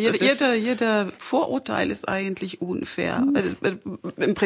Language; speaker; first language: German; non-native, fluent; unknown